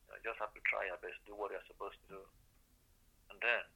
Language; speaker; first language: English; non-native, local second language; Igbo